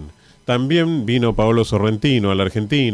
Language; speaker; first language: Spanish; native; Spanish